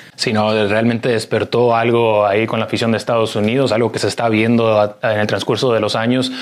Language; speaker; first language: Spanish; early bilingual, heritage; Spanish